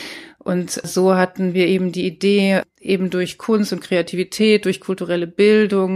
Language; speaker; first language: German; native; German